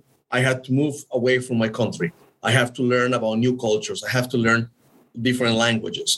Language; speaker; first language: English; non-native, fluent; Spanish